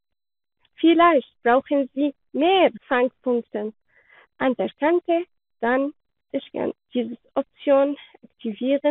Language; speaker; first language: German; non-native, learner; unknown